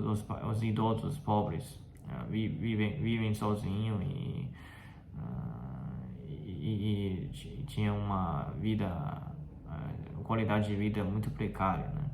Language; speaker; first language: Portuguese; non-native, fluent; Chinese